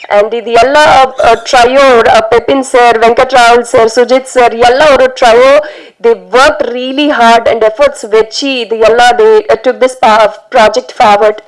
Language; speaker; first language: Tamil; non-native, learner; Telugu